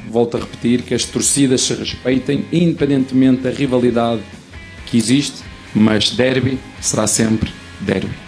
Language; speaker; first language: Portuguese; native; Portuguese